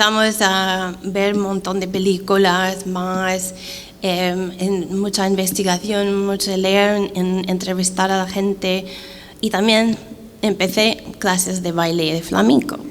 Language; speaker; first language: Spanish; non-native, fluent; English